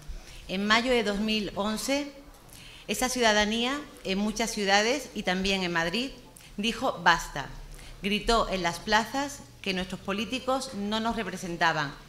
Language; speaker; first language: Spanish; native; Spanish